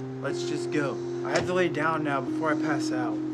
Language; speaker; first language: English; native; English